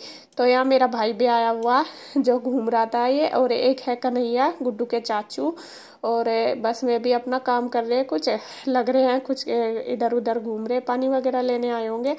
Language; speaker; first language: Hindi; native; Hindi